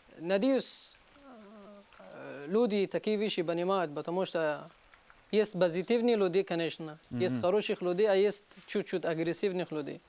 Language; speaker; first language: Russian; non-native, learner; Arabic